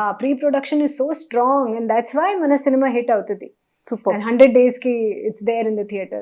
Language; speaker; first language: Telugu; non-native, learner; Hindi